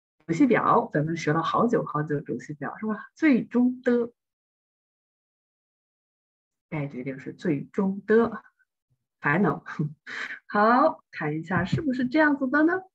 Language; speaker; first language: Chinese; native; Chinese